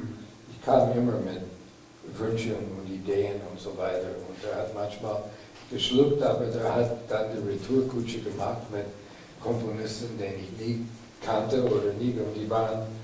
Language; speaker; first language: German; non-native, fluent; English